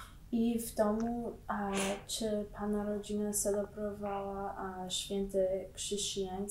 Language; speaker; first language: Polish; early bilingual, heritage; Polish